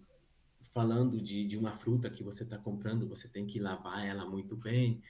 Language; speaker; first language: Portuguese; non-native, fluent; Hungarian